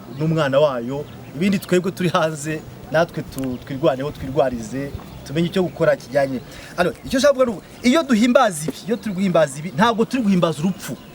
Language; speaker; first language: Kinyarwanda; native; Kinyarwanda